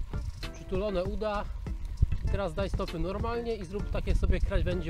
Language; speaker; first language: Polish; native; Polish